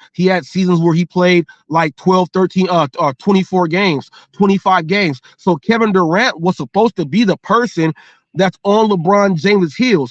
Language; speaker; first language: English; native; English